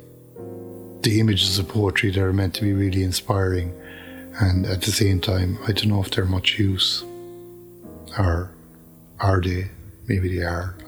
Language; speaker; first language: English; native; English